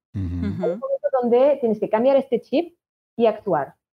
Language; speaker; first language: Spanish; non-native, fluent; French